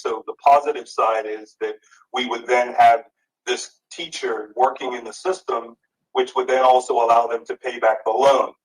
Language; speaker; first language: English; native; English